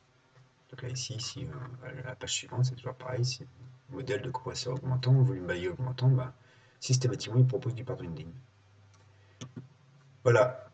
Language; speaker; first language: French; native; French